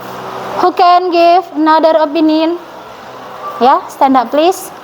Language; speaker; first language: English; non-native, learner; Indonesian